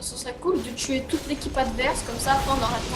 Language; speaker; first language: French; native; French